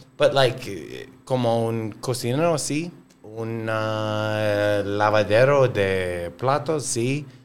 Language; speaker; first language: Spanish; non-native, learner; English